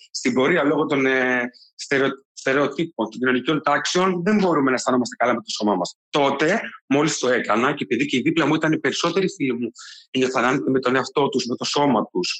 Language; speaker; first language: Greek; native; Greek